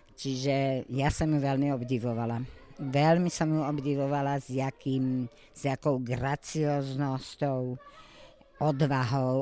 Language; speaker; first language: Slovak; native; Slovak